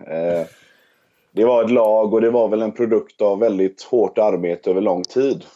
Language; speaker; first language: Swedish; native; Swedish